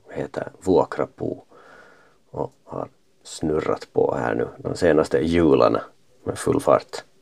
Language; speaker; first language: Swedish; native; Swedish